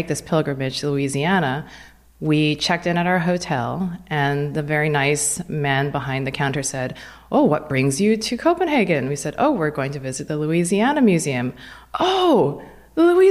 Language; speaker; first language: English; native; English